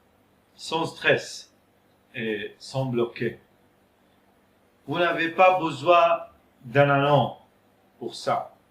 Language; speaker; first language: French; non-native, fluent; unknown